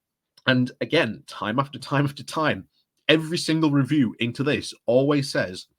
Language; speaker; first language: English; native; English